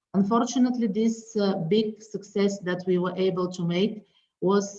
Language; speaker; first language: English; non-native, fluent; Bulgarian